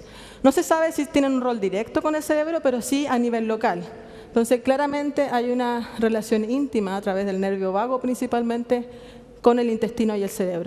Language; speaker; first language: Spanish; native; Spanish